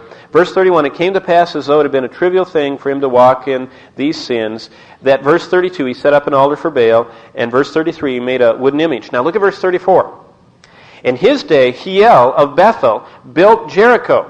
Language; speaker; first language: English; native; English